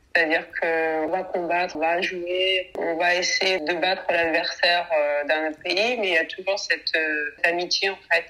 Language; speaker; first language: French; early bilingual, other home language; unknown